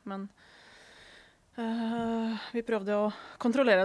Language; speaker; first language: Norwegian; non-native, fluent; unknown